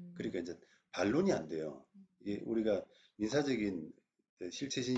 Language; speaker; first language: Korean; native; Korean